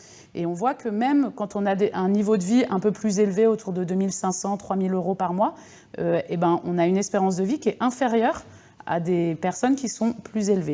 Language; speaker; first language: French; native; French